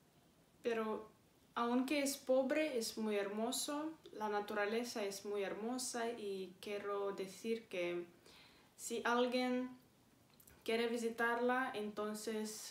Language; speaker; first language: Spanish; non-native, fluent; Romanian